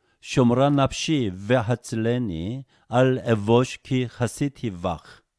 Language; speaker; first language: Hebrew; non-native, fluent; Korean